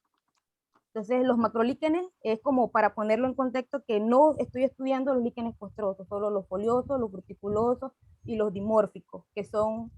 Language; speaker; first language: Spanish; native; Spanish